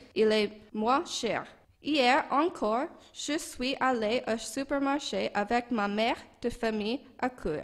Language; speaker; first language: French; non-native, learner; English